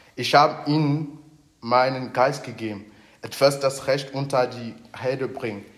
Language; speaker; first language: German; non-native, fluent; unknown